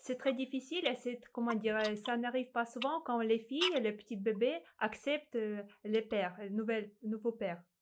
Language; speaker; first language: French; non-native, fluent; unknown